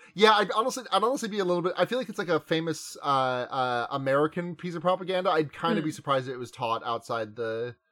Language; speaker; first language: English; native; English